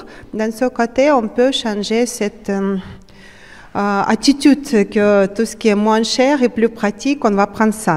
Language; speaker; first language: French; non-native, fluent; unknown